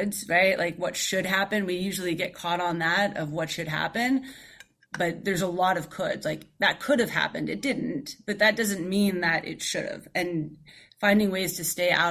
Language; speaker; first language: English; native; English